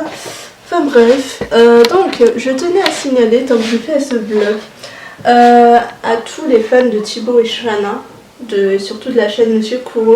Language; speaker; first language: French; native; French